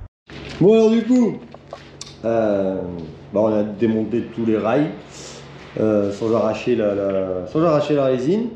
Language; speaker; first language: French; native; French